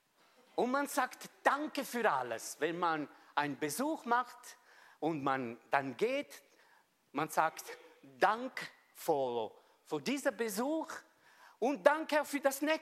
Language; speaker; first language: German; non-native, fluent; Italian